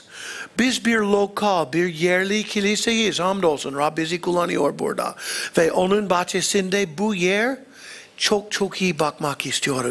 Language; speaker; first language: Turkish; non-native, fluent; English